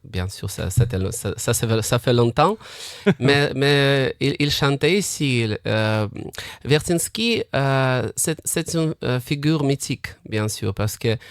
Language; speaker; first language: French; non-native, fluent; Russian